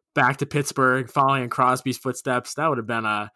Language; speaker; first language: English; native; English